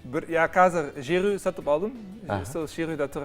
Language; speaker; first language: Kazakh; non-native, learner; Dutch